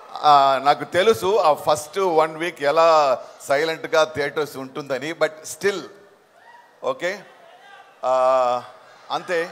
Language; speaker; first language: Telugu; non-native, local second language; Tamil